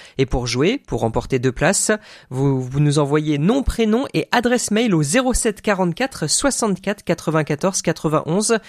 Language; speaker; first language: French; native; French